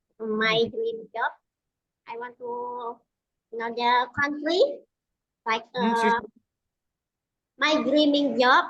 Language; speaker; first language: English; non-native, learner; Indonesian